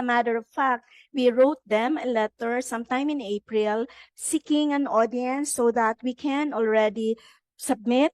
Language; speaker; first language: English; non-native, local second language; Filipino